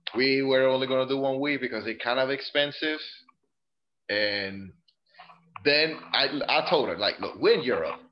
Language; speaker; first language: English; non-native, fluent; Spanish